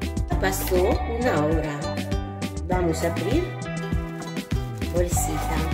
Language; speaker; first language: Spanish; non-native, learner; Ukrainian